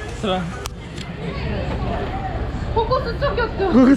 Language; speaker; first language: Turkish; non-native, learner; Korean